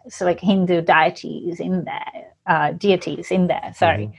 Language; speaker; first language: English; non-native, local second language; Sinhala